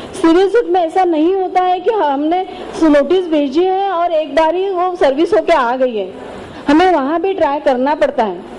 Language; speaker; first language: Hindi; non-native, local second language; Marathi